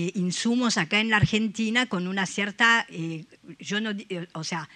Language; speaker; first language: Spanish; non-native, fluent; French